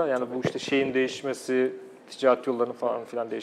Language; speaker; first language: Turkish; native; Turkish